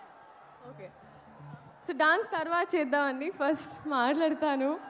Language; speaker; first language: Telugu; non-native, fluent; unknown